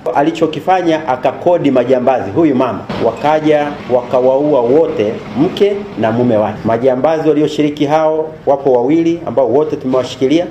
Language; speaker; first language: Swahili; native; Swahili